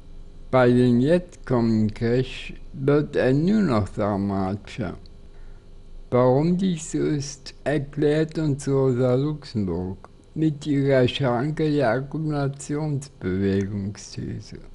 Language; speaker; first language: German; native; German